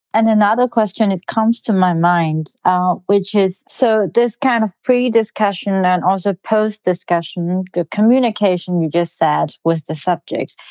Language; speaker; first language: English; non-native, local second language; Cantonese